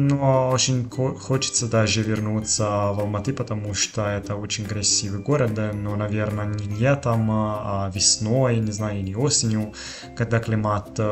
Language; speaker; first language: Russian; non-native, fluent; Italian